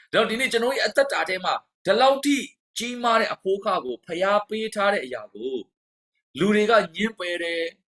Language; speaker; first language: Burmese; non-native, local second language; Hakha Chin